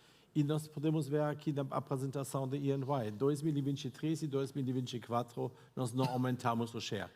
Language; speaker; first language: Portuguese; non-native, fluent; German